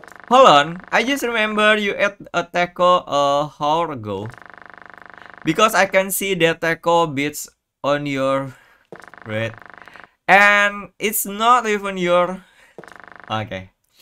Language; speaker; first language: English; non-native, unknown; Indonesian